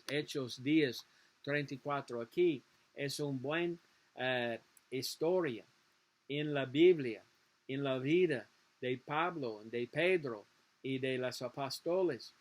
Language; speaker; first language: Spanish; non-native, learner; English